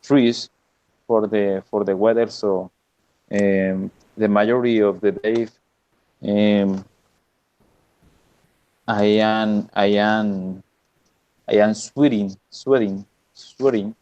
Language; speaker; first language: English; non-native, learner; Spanish